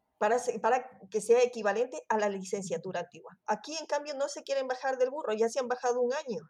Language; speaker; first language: Spanish; native; Spanish